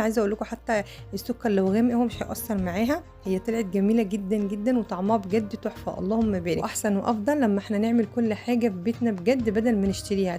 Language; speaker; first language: Arabic; native; Arabic